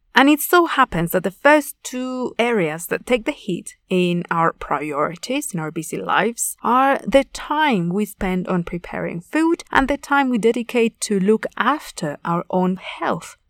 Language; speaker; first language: English; non-native, fluent; Spanish